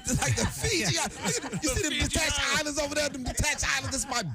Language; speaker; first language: English; native; English